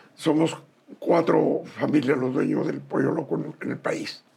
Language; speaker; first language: Spanish; native; Spanish